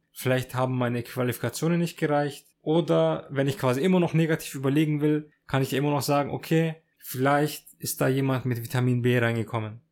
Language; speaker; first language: German; early bilingual, other home language; Turkish